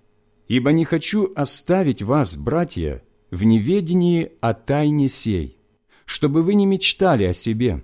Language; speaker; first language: Russian; native; Russian